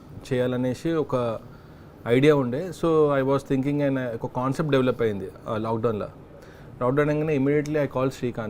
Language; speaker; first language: Telugu; native; Telugu